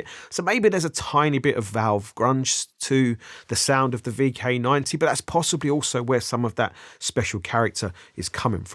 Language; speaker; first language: English; native; English